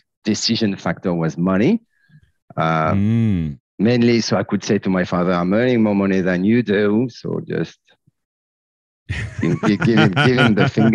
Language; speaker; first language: English; non-native, fluent; French